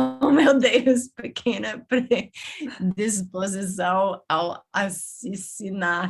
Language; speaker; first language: Portuguese; non-native, learner; English